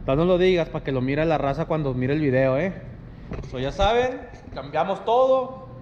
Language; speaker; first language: Spanish; early bilingual, heritage; Spanish